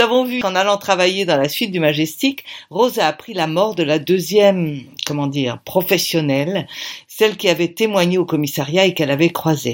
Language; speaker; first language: French; native; French